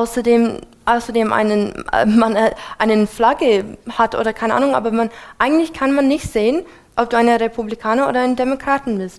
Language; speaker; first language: German; non-native, fluent; English